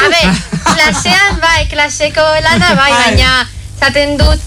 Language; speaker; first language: Basque; non-native, local second language; Spanish